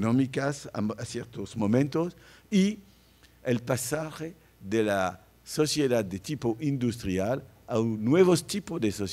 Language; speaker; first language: Spanish; non-native, fluent; French